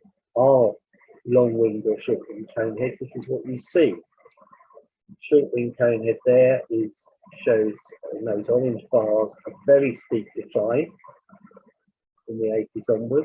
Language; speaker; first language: English; native; English